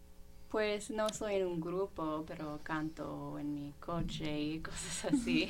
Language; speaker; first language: Spanish; non-native, fluent; English